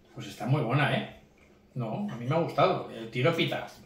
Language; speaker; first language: Spanish; native; Spanish